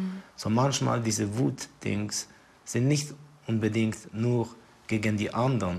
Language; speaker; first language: German; non-native, fluent; Estonian